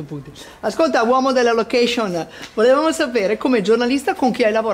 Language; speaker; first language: Italian; native; Italian